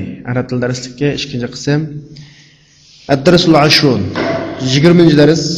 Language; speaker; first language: Arabic; non-native, fluent; Uyghur